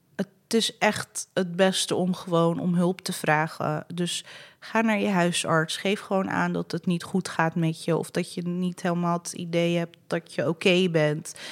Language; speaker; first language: Dutch; early bilingual, other home language; Arabic